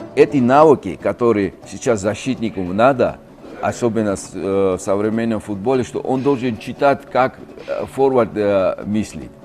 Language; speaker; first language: Russian; non-native, fluent; Georgian